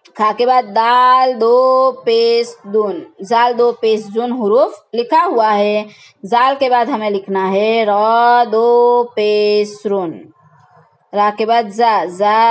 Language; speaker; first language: Hindi; non-native, local second language; Gujarati